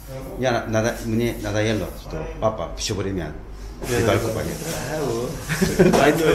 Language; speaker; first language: Russian; non-native, learner; Korean